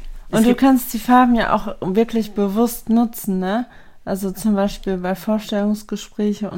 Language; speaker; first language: German; native; German